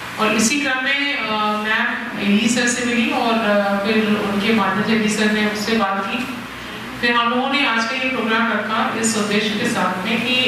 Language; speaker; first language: Hindi; native; Hindi